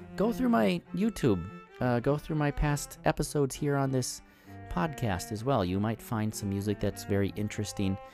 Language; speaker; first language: English; native; English